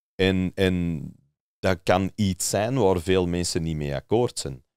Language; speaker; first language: Dutch; non-native, fluent; English